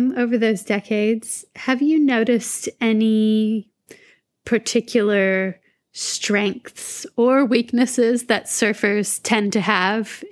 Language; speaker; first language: English; native; English